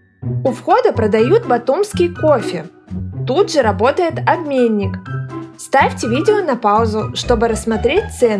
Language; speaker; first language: Russian; native; Russian